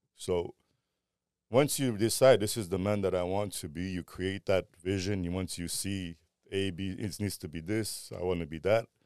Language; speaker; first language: English; early bilingual, other home language; Armenian